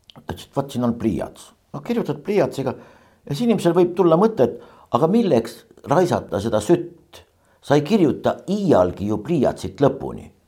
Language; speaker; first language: Estonian; native; Estonian